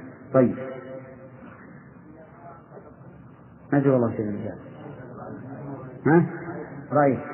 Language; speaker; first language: Arabic; native; Arabic